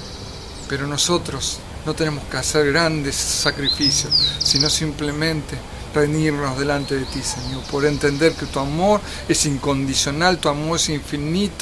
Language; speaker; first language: Spanish; native; Spanish